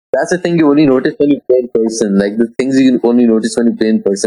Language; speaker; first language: English; non-native, local second language; Hindi